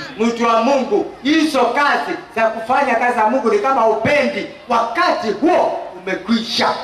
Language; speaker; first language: Swahili; non-native, local second language; Kamba